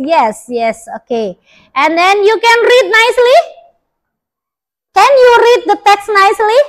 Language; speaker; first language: English; non-native, learner; Indonesian